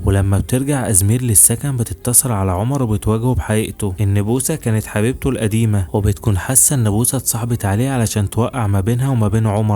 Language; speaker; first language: Arabic; native; Arabic